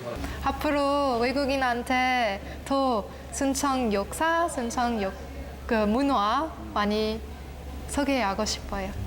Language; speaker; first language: Korean; non-native, learner; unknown